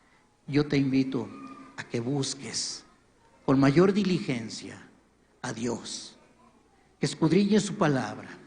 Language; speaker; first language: Spanish; native; Spanish